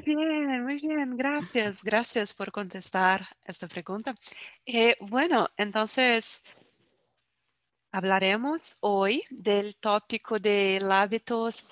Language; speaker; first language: Spanish; non-native, fluent; Portuguese